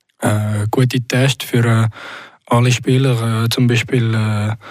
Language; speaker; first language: German; non-native, local second language; French